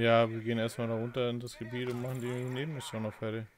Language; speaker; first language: German; native; German